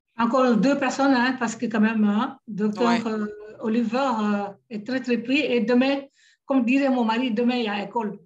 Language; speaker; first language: French; native; French